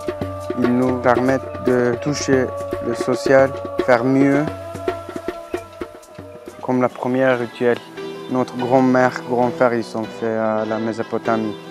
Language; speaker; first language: French; non-native, learner; Kurdish